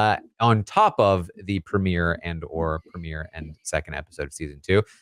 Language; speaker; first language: English; native; English